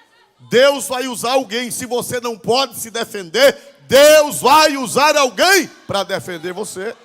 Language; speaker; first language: Portuguese; native; Portuguese